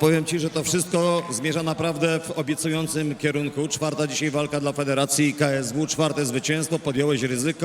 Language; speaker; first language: Polish; native; Polish